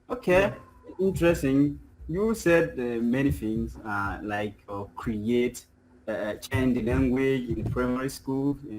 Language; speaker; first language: English; non-native, fluent; French